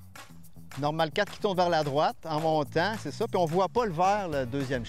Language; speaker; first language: French; native; French